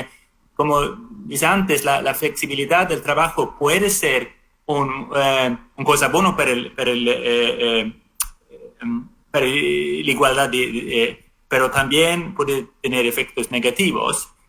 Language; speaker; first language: Spanish; non-native, fluent; Swedish